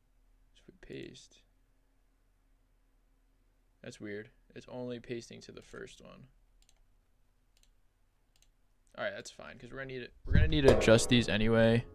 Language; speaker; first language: English; native; English